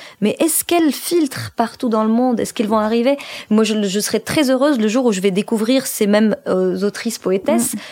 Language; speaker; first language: French; non-native, local second language; Arabic